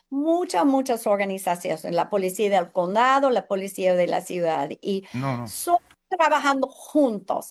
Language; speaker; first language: Spanish; non-native, fluent; English